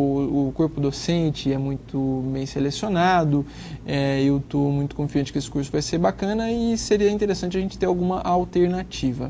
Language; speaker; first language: Portuguese; native; Portuguese